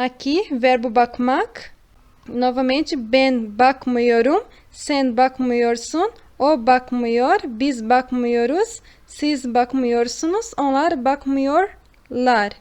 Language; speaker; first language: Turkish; non-native, fluent; Portuguese